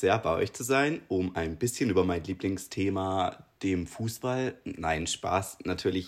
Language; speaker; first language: German; native; German